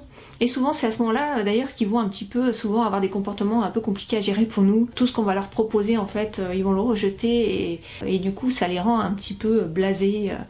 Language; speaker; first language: French; native; French